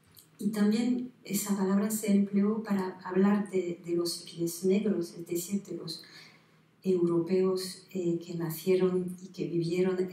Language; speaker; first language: Spanish; non-native, fluent; French